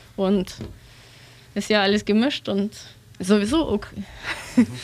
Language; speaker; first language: German; non-native, learner; Russian